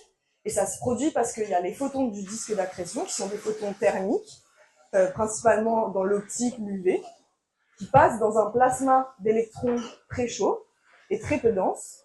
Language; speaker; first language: French; native; French